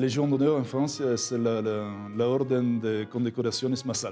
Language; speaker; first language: Spanish; non-native, fluent; French